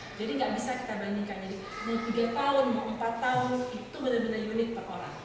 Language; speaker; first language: Indonesian; native; Indonesian